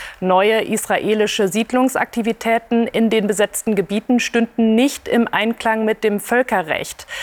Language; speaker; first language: German; native; German